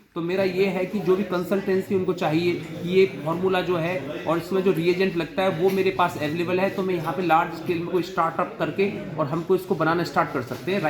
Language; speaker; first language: Hindi; native; Hindi